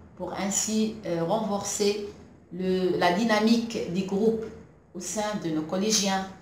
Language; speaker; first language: French; non-native, local second language; Arabic